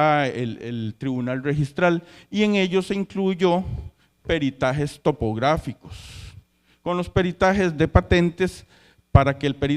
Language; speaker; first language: Spanish; native; Spanish